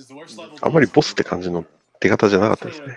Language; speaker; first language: Japanese; native; Japanese